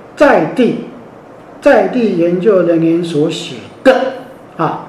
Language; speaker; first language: Chinese; native; Chinese